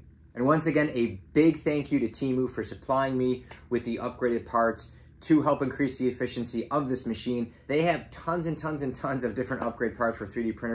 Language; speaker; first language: English; native; English